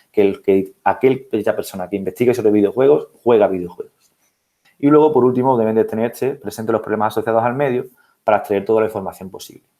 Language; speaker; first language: Spanish; native; Spanish